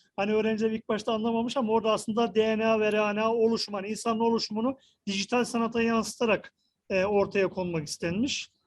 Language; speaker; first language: Turkish; native; Turkish